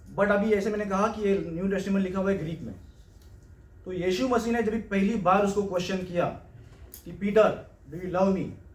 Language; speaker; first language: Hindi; non-native, local second language; Marathi